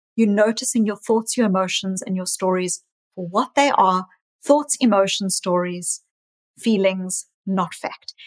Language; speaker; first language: English; native; English